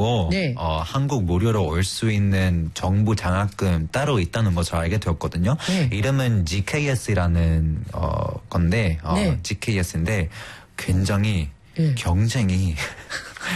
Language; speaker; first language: Korean; non-native, fluent; Spanish